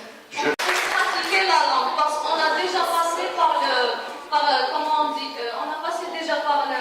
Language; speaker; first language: French; non-native, local second language; Arabic